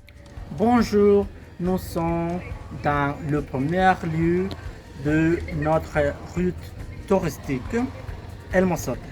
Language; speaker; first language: French; non-native, learner; Spanish